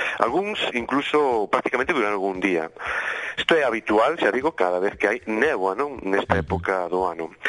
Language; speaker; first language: Galician; native; Galician